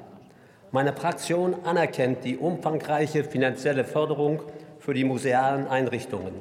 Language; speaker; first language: German; native; German